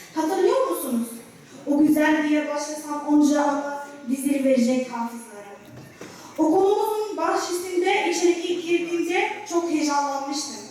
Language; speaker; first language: Turkish; non-native, learner; Arabic